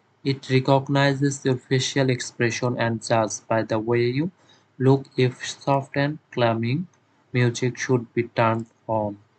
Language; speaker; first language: English; non-native, local second language; Bangla